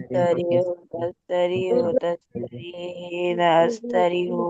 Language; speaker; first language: Arabic; non-native, learner; Bangla